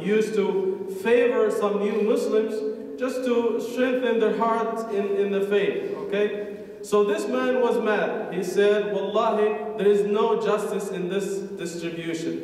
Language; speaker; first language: English; non-native, fluent; Arabic